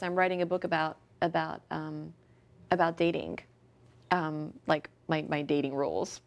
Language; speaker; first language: English; early bilingual, other home language; French